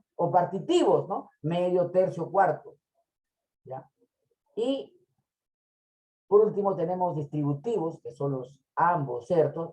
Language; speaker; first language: Spanish; native; Spanish